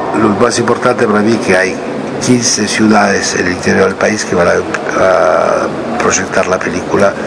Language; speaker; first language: Spanish; non-native, fluent; Italian